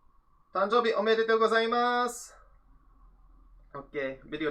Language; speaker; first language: Japanese; non-native, learner; English